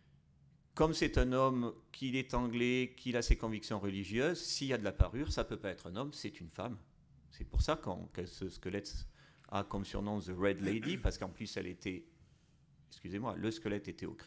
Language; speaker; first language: French; native; French